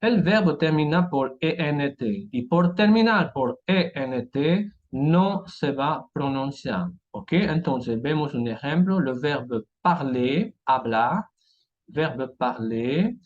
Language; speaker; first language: Spanish; non-native, fluent; French